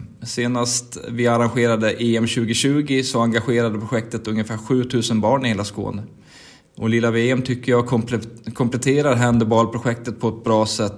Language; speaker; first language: Swedish; native; Swedish